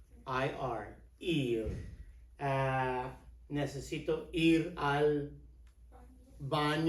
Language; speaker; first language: Spanish; non-native, fluent; English